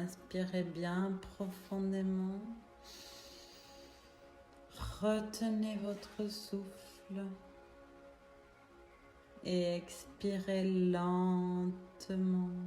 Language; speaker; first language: French; native; French